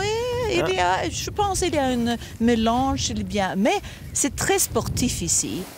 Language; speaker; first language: French; non-native, learner; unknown